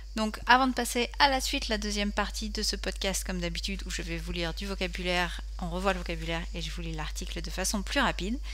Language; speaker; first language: French; native; French